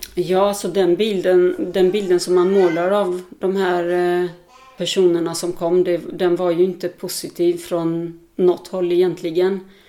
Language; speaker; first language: Swedish; early bilingual, other home language; Albanian